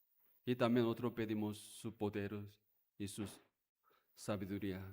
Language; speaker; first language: Spanish; non-native, learner; Korean